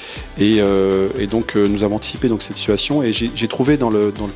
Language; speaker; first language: French; native; French